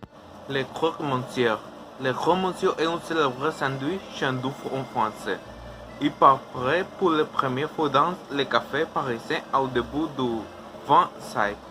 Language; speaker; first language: French; non-native, learner; Spanish